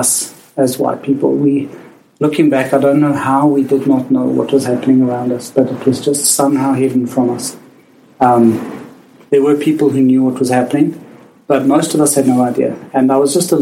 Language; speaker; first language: English; native; English